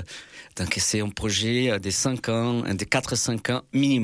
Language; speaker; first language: French; non-native, fluent; Portuguese